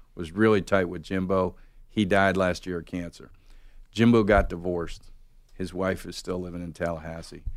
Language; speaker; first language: English; native; English